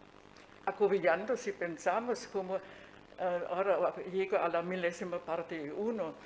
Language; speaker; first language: Spanish; non-native, fluent; German